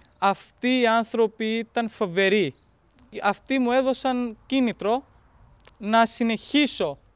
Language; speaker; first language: Greek; non-native, fluent; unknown